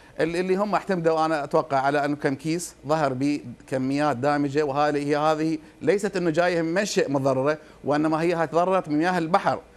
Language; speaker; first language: Arabic; native; Arabic